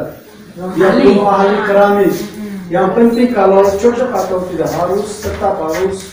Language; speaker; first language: Indonesian; non-native, fluent; Turkish